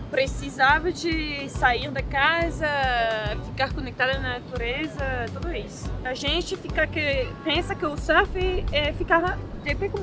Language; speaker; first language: Portuguese; non-native, fluent; French